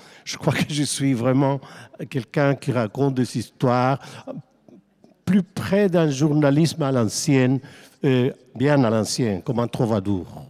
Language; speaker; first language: French; non-native, fluent; Spanish